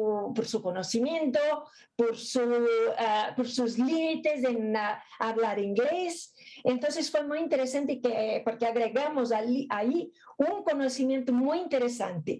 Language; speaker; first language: Spanish; non-native, fluent; Portuguese